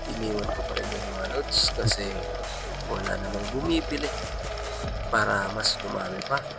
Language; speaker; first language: Filipino; non-native, local second language; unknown